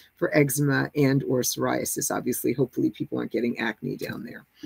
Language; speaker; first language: English; native; English